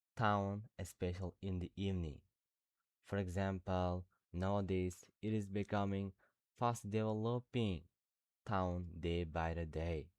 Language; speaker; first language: English; non-native, learner; Uzbek